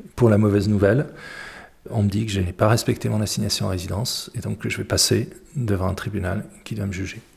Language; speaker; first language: French; early bilingual, other home language; Arabic